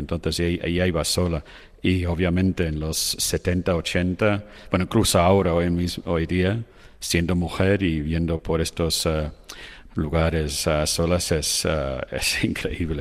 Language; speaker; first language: Spanish; non-native, fluent; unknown